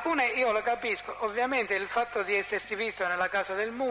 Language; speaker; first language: Italian; native; Italian